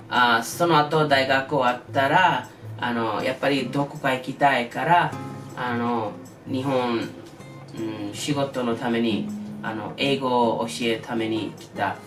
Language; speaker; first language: Japanese; non-native, learner; English